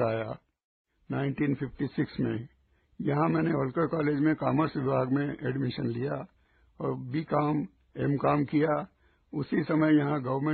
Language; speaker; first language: Hindi; native; Hindi